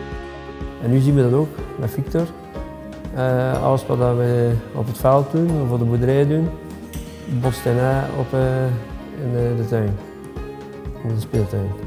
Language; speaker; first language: Dutch; native; Dutch